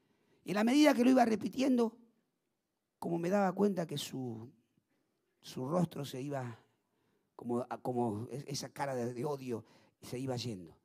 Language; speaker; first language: Spanish; native; Spanish